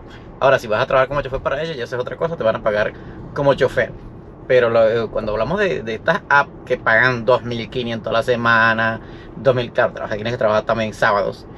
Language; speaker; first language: Spanish; native; Spanish